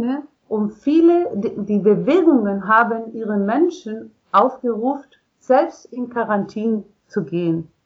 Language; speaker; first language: German; non-native, learner; Spanish